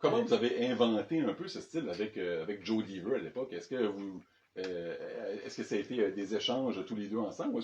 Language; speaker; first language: French; native; French